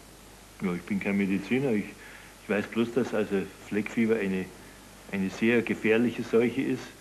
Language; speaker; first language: German; native; German